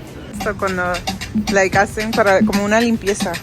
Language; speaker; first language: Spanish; early bilingual, heritage; Spanish